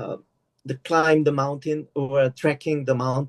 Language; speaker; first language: English; non-native, learner; Korean